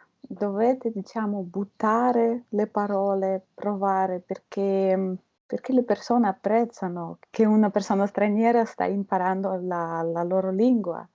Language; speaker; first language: Italian; non-native, learner; Russian